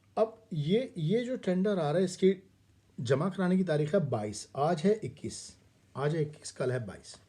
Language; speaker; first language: Urdu; native; Urdu